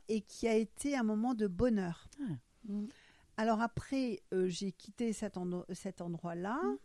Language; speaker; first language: French; non-native, fluent; German